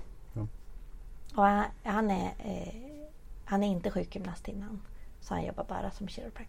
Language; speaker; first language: Swedish; native; Swedish